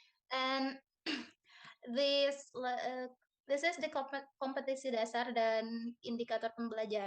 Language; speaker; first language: English; non-native, learner; Indonesian